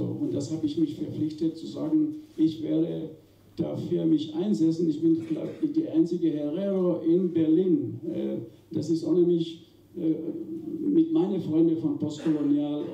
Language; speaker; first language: German; non-native, fluent; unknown